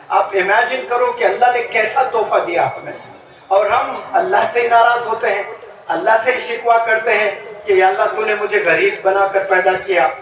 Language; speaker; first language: Urdu; native; Urdu